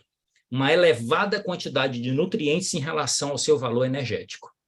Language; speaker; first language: Portuguese; native; Portuguese